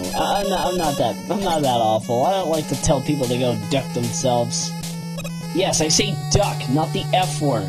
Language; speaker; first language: English; native; English